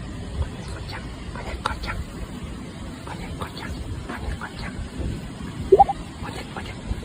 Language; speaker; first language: Japanese; native; Japanese